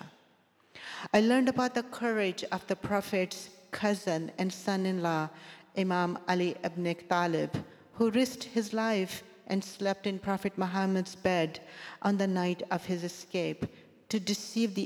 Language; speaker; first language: English; non-native, local second language; Punjabi